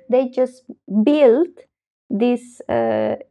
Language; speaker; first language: English; non-native, learner; Spanish